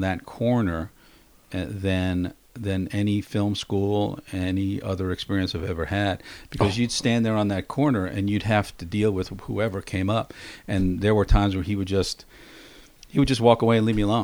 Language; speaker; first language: English; native; English